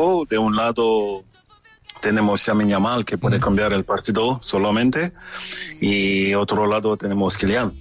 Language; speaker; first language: Spanish; non-native, fluent; French